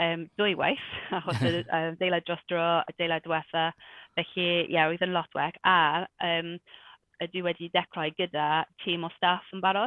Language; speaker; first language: Welsh; non-native, local second language; English